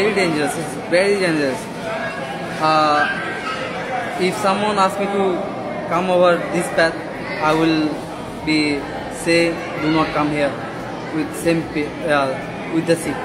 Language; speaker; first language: English; non-native, learner; Rohingya